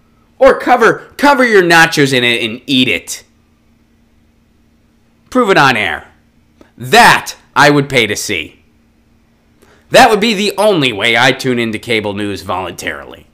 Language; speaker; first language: English; native; English